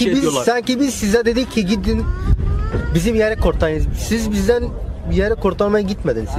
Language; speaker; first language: Turkish; non-native, learner; Arabic